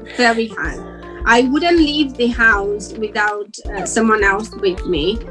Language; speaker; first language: English; non-native, fluent; Portuguese